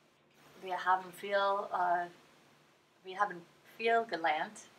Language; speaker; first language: German; non-native, learner; English